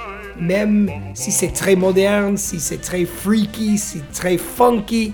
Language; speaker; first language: French; non-native, fluent; English